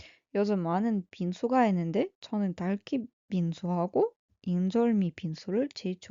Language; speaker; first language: Korean; non-native, fluent; Russian